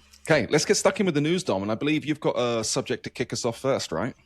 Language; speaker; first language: English; native; English